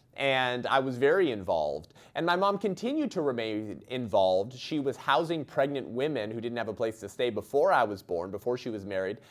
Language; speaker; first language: English; native; English